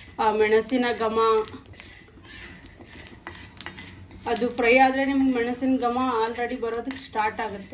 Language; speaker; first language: Kannada; native; Kannada